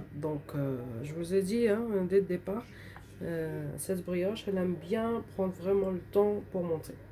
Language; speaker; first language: French; non-native, local second language; Arabic